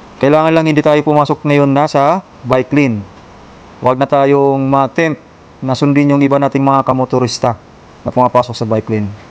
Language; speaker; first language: Filipino; non-native, local second language; Waray